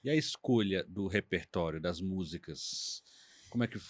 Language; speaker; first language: Portuguese; native; Portuguese